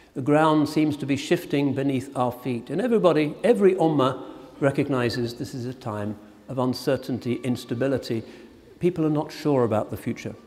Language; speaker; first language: English; native; English